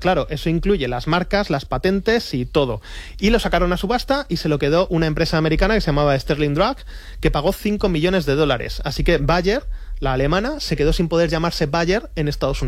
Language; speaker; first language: Spanish; native; Spanish